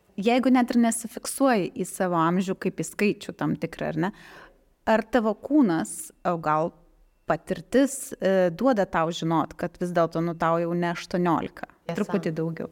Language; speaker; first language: Lithuanian; native; Lithuanian